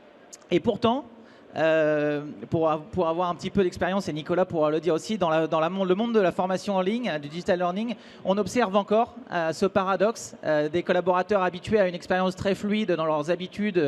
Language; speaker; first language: French; native; French